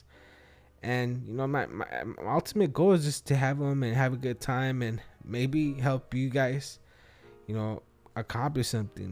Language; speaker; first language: English; early bilingual, other home language; Spanish